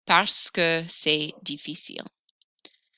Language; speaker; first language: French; non-native, fluent; English